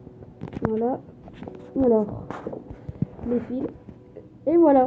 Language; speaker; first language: French; native; French